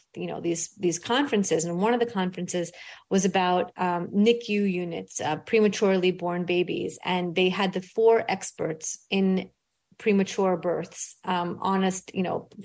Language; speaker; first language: English; early bilingual, other home language; Russian